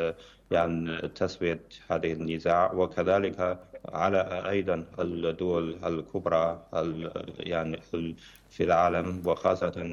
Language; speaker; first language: Arabic; non-native, fluent; Chinese